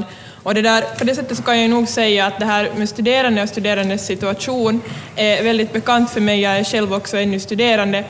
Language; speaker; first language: Swedish; native; Swedish